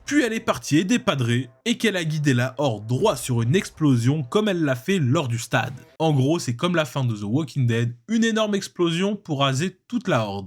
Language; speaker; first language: French; native; French